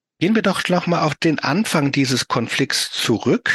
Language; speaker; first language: German; native; German